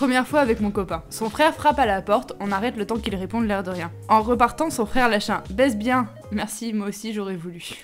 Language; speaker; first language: French; native; French